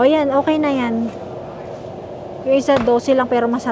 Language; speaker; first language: Filipino; native; Filipino